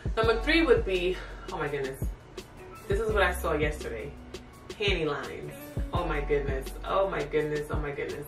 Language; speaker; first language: English; native; English